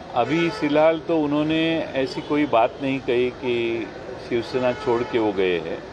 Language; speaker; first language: Hindi; non-native, local second language; Marathi